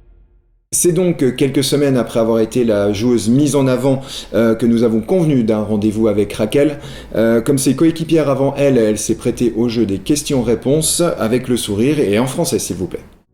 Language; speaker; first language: French; native; French